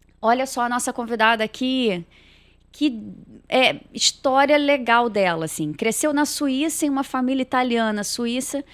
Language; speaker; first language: Portuguese; native; Portuguese